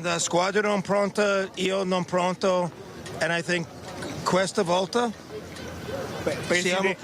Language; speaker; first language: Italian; non-native, learner; English